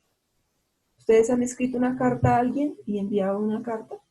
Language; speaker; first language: Spanish; native; Spanish